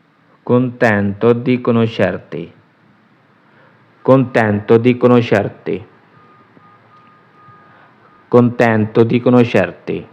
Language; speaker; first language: Italian; non-native, fluent; Urdu